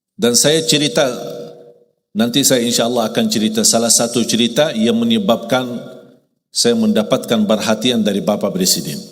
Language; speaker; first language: Malay; non-native, fluent; Arabic